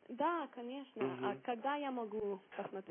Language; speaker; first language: Russian; non-native, learner; English